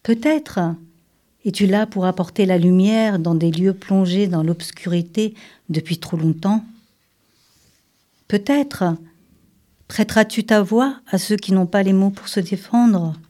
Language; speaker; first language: French; native; French